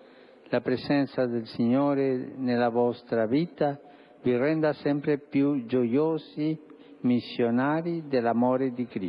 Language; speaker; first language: Italian; non-native, fluent; Spanish